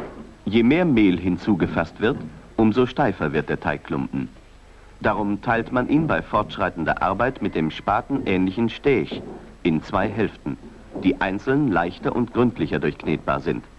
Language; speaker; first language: German; native; German